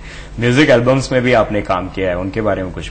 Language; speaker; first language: Hindi; native; Hindi